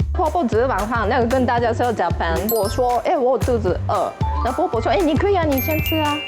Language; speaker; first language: Chinese; non-native, fluent; Japanese